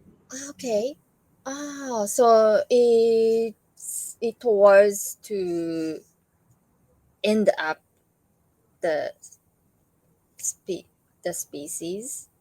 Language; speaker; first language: English; non-native, learner; Japanese